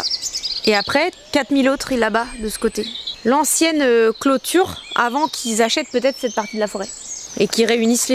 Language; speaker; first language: French; native; French